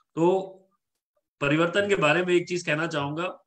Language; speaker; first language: Hindi; native; Hindi